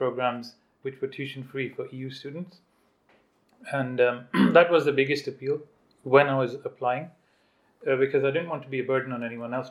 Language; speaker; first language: English; non-native, local second language; Urdu